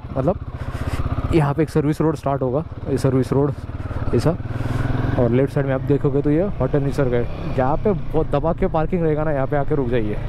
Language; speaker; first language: Hindi; non-native, local second language; Telugu